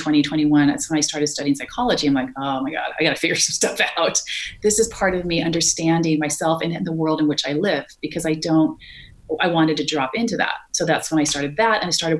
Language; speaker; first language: English; native; English